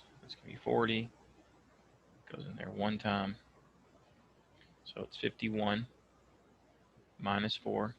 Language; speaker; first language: English; native; English